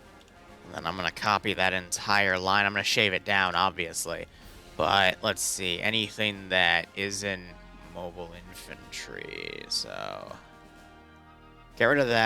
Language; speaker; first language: English; native; English